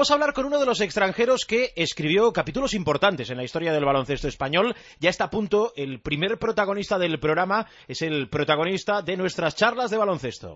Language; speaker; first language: Spanish; native; Spanish